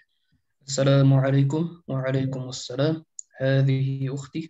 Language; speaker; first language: Arabic; non-native, learner; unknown